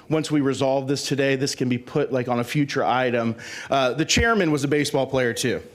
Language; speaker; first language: English; native; English